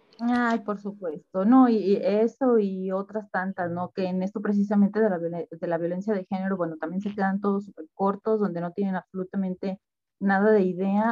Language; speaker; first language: Spanish; native; Spanish